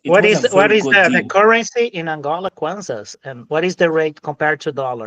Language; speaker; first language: English; non-native, fluent; Portuguese